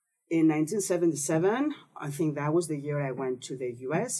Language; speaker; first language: English; non-native, fluent; Greek